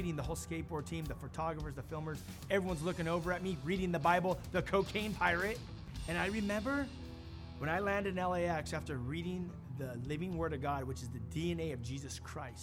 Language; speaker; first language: English; native; English